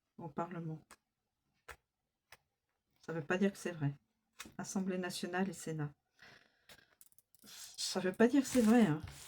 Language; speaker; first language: French; native; French